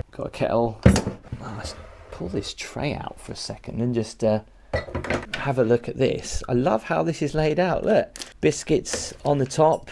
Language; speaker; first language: English; native; English